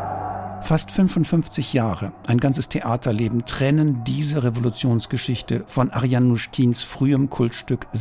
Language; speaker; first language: German; native; German